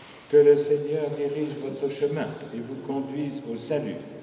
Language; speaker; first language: French; native; French